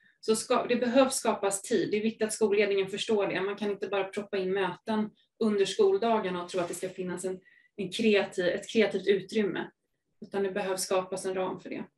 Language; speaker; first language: Swedish; native; Swedish